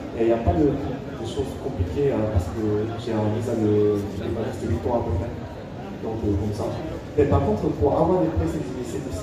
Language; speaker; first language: French; non-native, fluent; Japanese